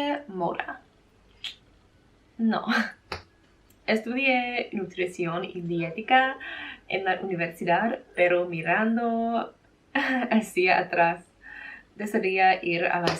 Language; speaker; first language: Spanish; non-native, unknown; English